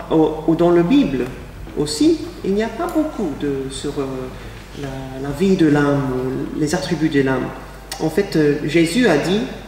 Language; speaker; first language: French; non-native, fluent; English